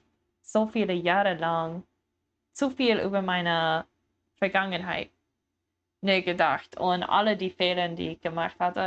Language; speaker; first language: German; non-native, learner; English